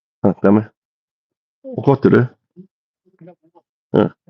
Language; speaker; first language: Japanese; non-native, learner; English